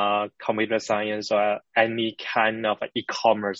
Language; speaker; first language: English; non-native, local second language; Cantonese